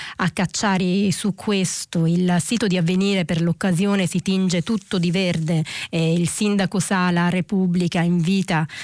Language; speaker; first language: Italian; native; Italian